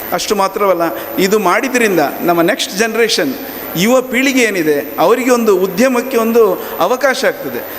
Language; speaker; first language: Kannada; non-native, local second language; Konkani